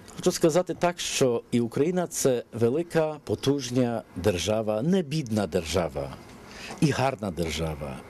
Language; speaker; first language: Ukrainian; early bilingual, heritage; Ukrainian